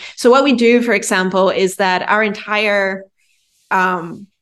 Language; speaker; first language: English; non-native, fluent; Spanish